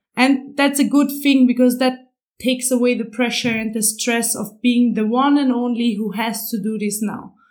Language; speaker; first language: English; non-native, fluent; German